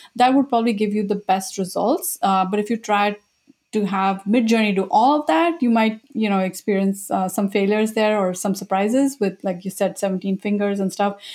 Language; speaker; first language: English; non-native, local second language; Hindi